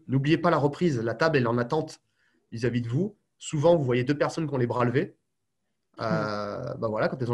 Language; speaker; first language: French; native; French